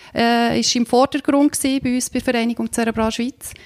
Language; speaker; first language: German; native; German